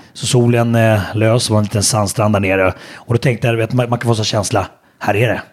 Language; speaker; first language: Swedish; native; Swedish